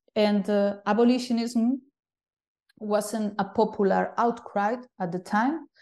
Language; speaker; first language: English; non-native, fluent; Galician